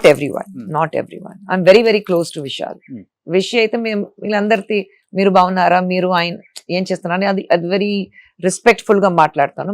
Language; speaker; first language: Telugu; non-native, fluent; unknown